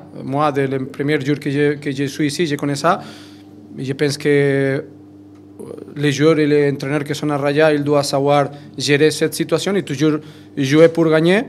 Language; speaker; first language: French; non-native, fluent; Spanish